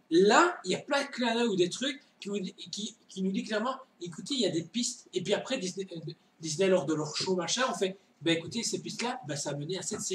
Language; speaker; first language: French; native; French